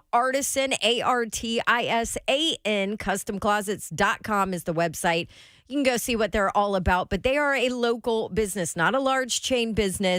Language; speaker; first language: English; native; English